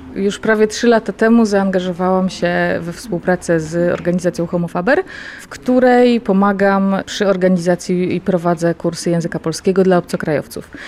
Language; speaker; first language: Polish; native; Polish